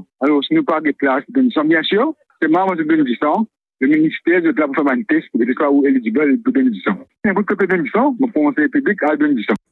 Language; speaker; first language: French; non-native, local second language; Morisyen